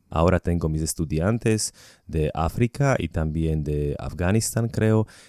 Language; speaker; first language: Spanish; non-native, fluent; Slovak